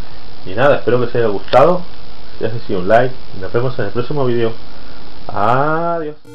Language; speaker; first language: Spanish; native; Spanish